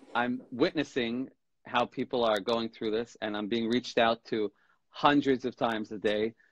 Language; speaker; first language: English; native; English